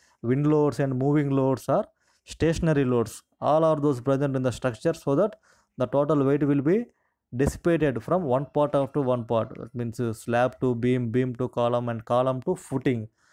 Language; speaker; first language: English; non-native, local second language; Telugu